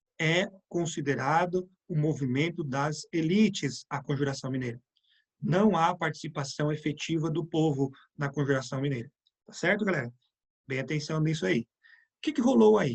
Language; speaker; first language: Portuguese; native; Portuguese